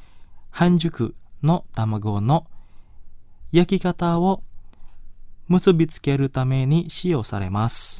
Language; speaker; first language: Japanese; non-native, fluent; Indonesian